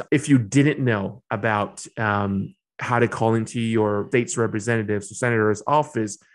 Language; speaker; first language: English; early bilingual, other home language; Burmese